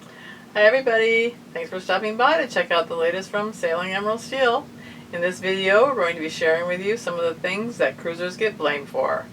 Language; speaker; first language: English; native; English